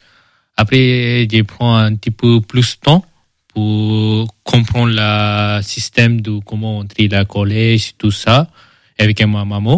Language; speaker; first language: French; early bilingual, other home language; Malay